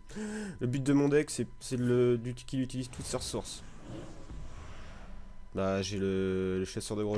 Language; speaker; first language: French; native; French